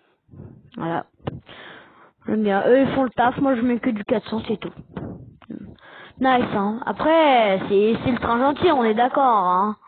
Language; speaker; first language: French; native; French